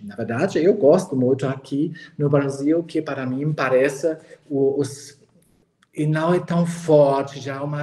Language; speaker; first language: Portuguese; non-native, fluent; German